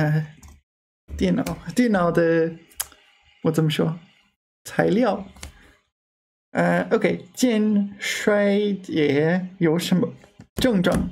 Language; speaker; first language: Chinese; non-native, learner; English